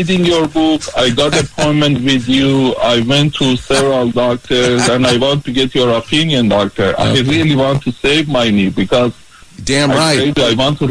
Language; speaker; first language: English; non-native, fluent; Persian